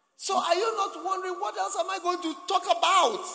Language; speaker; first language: English; non-native, local second language; Akan